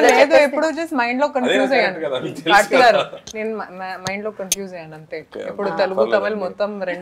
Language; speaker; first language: Telugu; non-native, fluent; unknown